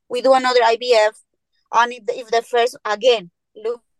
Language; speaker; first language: English; non-native, fluent; Spanish